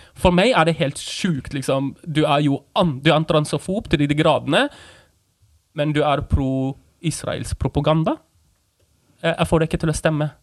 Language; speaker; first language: Norwegian; non-native, fluent; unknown